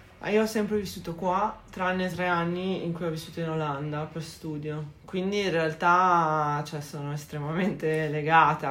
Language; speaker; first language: Italian; native; Italian